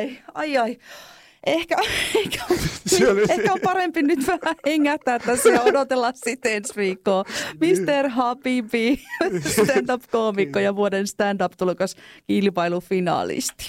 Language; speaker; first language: Finnish; native; Finnish